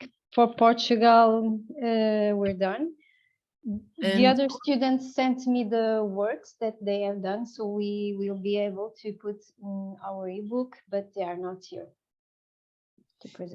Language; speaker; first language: English; non-native, fluent; Portuguese